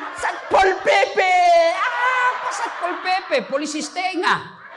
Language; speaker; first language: Indonesian; native; Indonesian